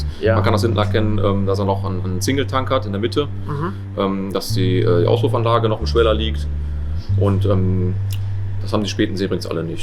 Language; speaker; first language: German; native; German